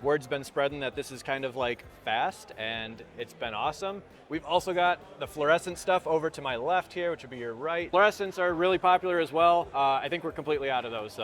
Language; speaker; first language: English; native; English